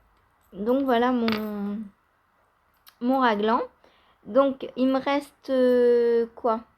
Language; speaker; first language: French; native; French